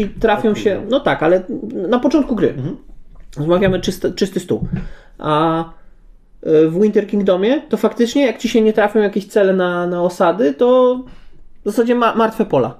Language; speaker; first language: Polish; native; Polish